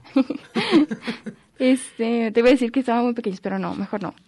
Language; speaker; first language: Spanish; native; Spanish